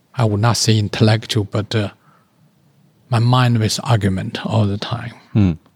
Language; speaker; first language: English; non-native, learner; Chinese